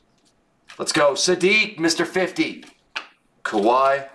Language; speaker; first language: English; native; English